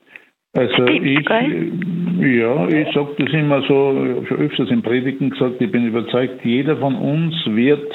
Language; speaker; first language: German; native; German